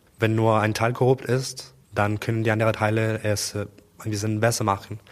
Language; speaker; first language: German; non-native, learner; Spanish